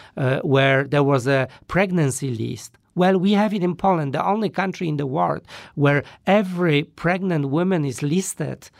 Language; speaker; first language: English; non-native, fluent; Polish